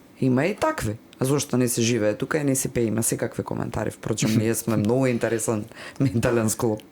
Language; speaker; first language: Macedonian; native; Macedonian